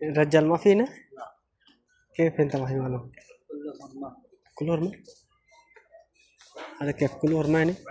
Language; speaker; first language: Arabic; non-native, learner; Bangla